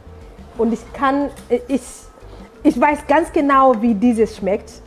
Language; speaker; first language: German; non-native, fluent; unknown